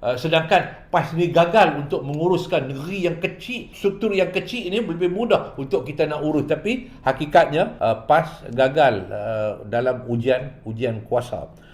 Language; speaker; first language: Malay; native; Malay